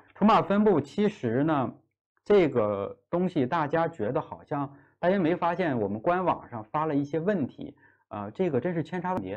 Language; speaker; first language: Chinese; native; Chinese